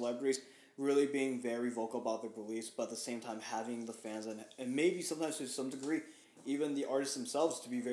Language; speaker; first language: English; early bilingual, other home language; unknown